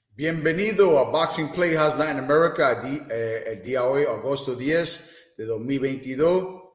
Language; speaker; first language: Spanish; non-native, fluent; English